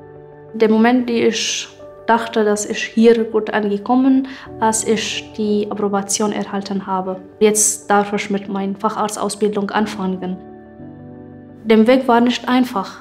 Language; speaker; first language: German; non-native, fluent; Arabic